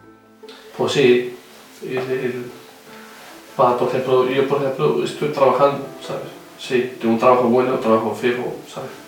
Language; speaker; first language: Spanish; non-native, fluent; Arabic